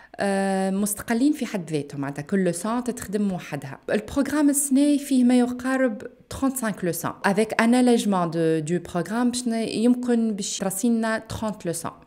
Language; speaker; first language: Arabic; native; Arabic